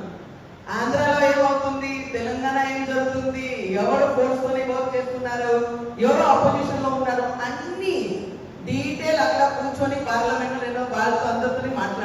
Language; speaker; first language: Telugu; non-native, local second language; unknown